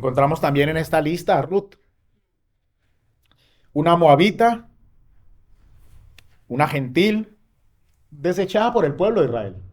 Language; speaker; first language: Spanish; native; Spanish